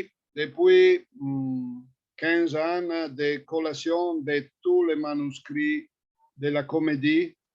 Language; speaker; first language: French; non-native, fluent; Italian